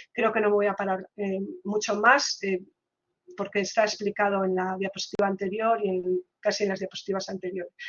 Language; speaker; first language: Spanish; native; Spanish